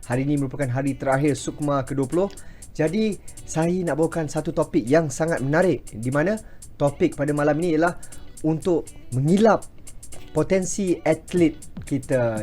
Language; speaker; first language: Malay; native; Malay